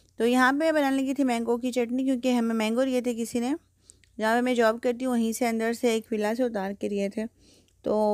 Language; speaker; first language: Urdu; native; Urdu